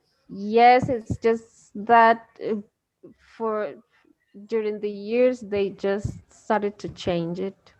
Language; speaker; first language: English; non-native, fluent; Spanish